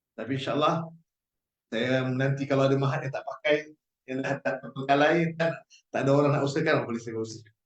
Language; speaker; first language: Malay; native; Malay